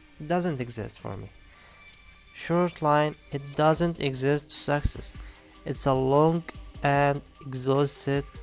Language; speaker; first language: English; non-native, learner; Arabic